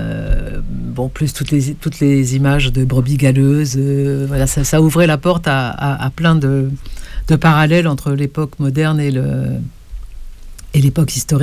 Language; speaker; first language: French; native; French